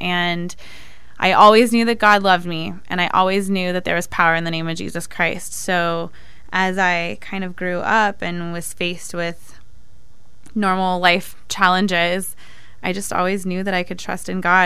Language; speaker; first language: English; native; English